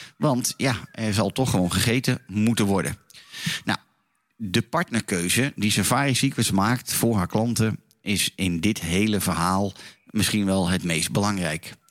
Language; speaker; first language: Dutch; native; Dutch